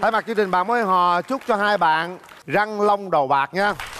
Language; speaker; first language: Vietnamese; native; Vietnamese